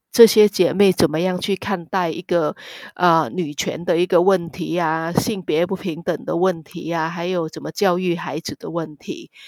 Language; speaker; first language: Chinese; non-native, fluent; Vietnamese